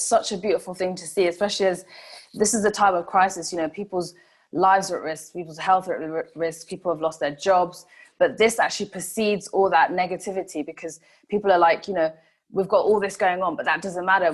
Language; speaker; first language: English; non-native, local second language; Swahili